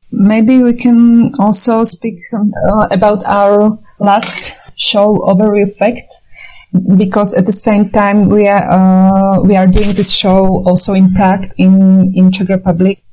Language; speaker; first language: English; non-native, fluent; Slovak